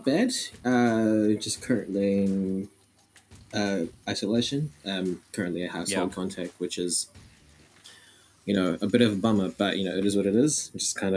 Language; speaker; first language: English; non-native, local second language; Filipino